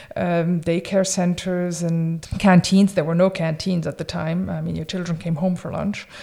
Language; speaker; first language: English; early bilingual, other home language; French